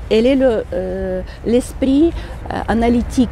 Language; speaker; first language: French; non-native, fluent; Ukrainian